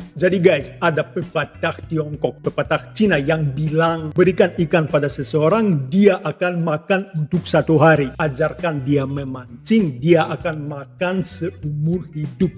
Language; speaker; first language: Indonesian; non-native, fluent; Russian